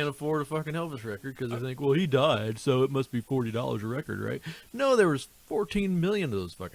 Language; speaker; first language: English; native; English